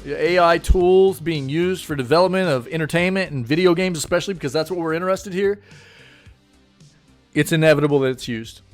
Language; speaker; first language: English; native; English